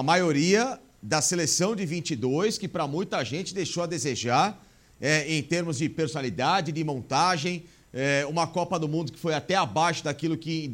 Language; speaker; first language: Portuguese; native; Portuguese